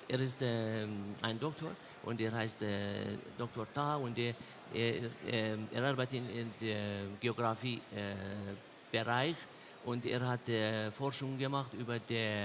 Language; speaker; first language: German; non-native, learner; Central Kurdish